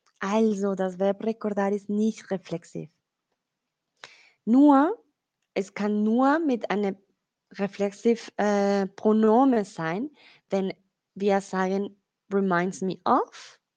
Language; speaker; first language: German; non-native, fluent; Spanish